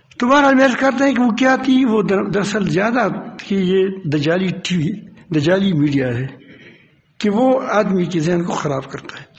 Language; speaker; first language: Urdu; non-native, local second language; Pashto